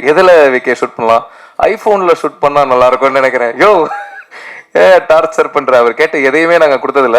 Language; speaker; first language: Tamil; native; Tamil